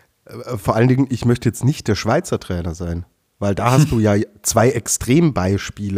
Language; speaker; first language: German; native; German